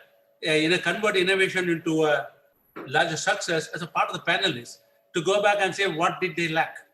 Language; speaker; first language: English; non-native, local second language; Tamil